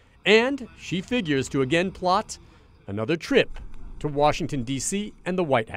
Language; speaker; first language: English; native; English